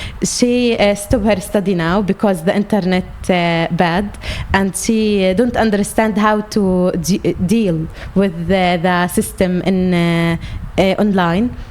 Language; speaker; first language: English; non-native, learner; Arabic